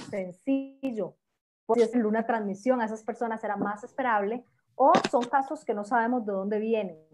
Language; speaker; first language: Spanish; native; Spanish